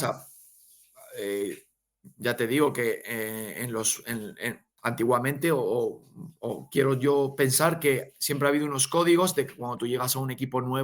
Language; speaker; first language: Spanish; native; Spanish